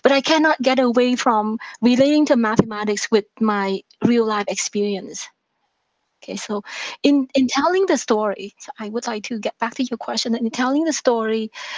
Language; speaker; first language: English; non-native, fluent; Vietnamese